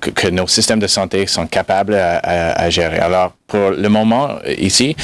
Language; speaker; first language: French; non-native, fluent; English